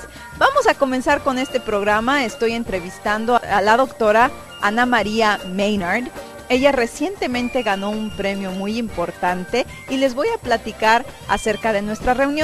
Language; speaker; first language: Spanish; native; Spanish